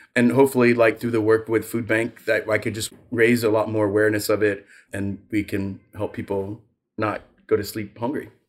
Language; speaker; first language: English; native; English